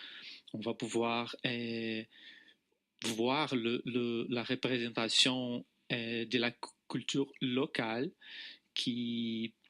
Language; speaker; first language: French; non-native, fluent; Portuguese